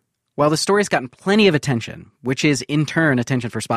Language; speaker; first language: English; native; English